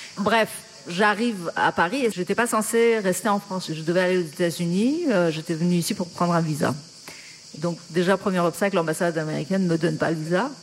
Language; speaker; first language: French; non-native, fluent; Persian